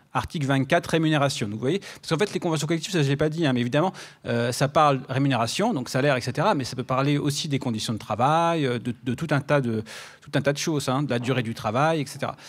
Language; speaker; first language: French; native; French